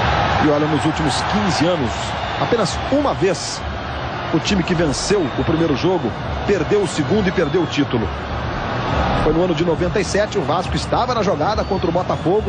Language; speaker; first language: Portuguese; native; Portuguese